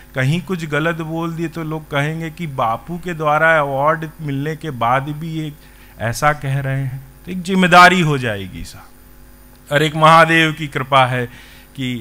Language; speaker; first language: Hindi; native; Hindi